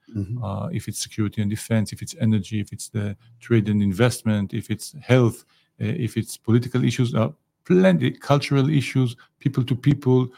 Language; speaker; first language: English; non-native, fluent; Hebrew